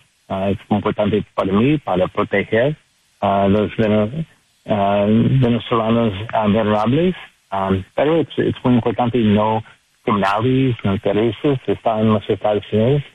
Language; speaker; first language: Spanish; non-native, learner; English